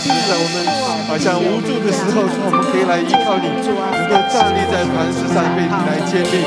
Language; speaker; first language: Chinese; native; Chinese